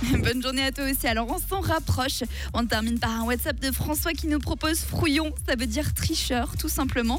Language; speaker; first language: French; native; French